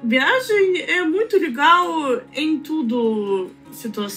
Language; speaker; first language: Portuguese; non-native, learner; Russian